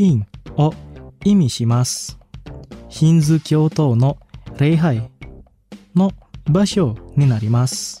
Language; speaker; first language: Japanese; non-native, fluent; Indonesian